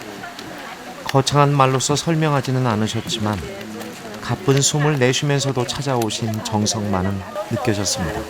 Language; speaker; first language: Korean; native; Korean